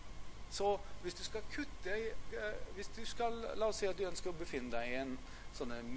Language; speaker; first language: Norwegian; non-native, fluent; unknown